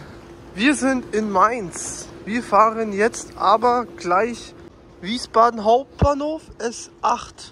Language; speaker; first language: German; native; German